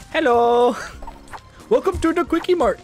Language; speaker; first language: English; native; English